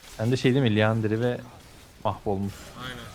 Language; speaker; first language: Turkish; native; Turkish